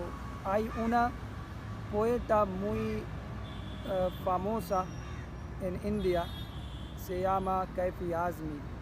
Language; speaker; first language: Spanish; non-native, learner; Urdu